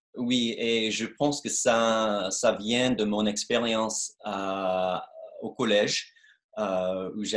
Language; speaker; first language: French; non-native, fluent; English